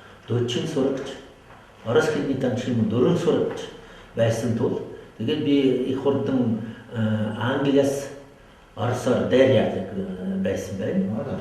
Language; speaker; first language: Mongolian; non-native, fluent; French